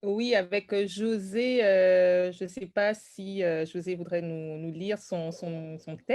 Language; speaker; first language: French; native; French